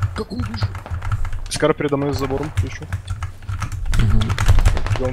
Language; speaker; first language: Russian; native; Russian